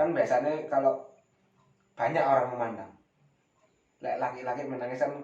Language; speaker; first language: Indonesian; native; Indonesian